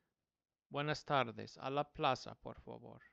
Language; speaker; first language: Spanish; non-native, fluent; English